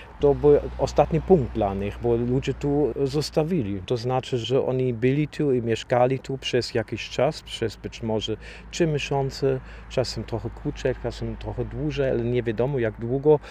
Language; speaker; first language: Polish; non-native, fluent; German